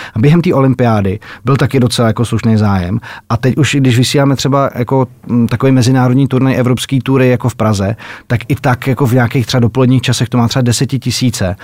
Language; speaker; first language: Czech; native; Czech